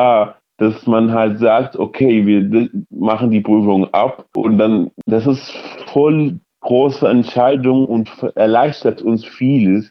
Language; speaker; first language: German; early bilingual, other home language; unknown